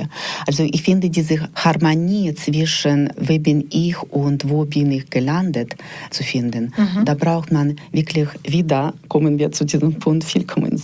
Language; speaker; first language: German; non-native, learner; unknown